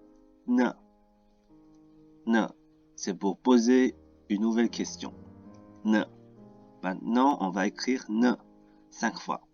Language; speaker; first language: French; non-native, fluent; Chinese